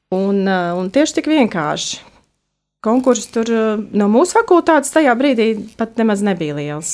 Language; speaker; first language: Latvian; native; Latvian